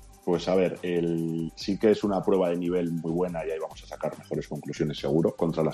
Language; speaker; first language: Spanish; native; Spanish